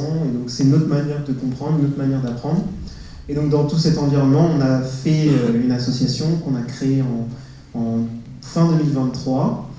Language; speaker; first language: French; native; French